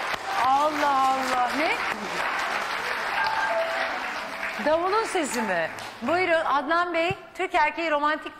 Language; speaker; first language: Turkish; native; Turkish